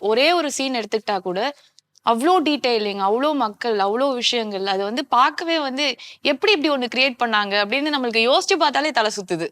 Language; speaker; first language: Tamil; native; Tamil